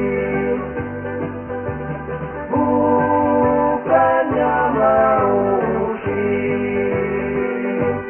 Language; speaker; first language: Indonesian; native; Indonesian